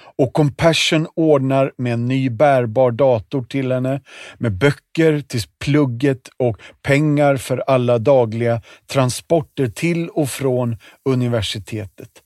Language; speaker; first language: Swedish; native; Swedish